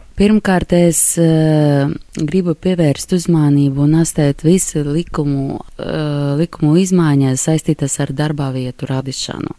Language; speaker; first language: Latvian; non-native, local second language; Russian